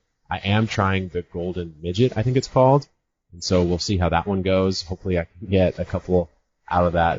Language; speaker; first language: English; native; English